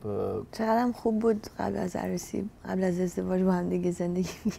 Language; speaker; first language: Persian; early bilingual, heritage; Persian